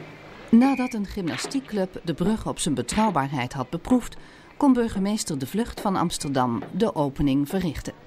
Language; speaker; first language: Dutch; native; Dutch